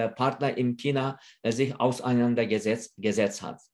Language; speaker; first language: German; non-native, fluent; Uyghur